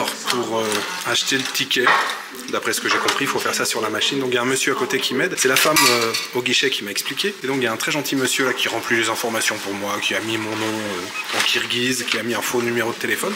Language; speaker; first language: French; native; French